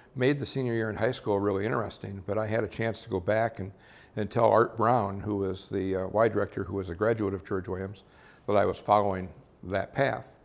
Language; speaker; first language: English; native; English